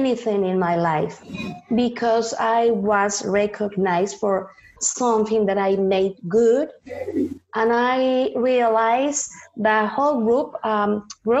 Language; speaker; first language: English; non-native, learner; Spanish